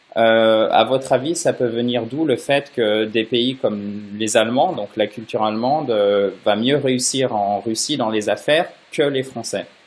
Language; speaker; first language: French; native; French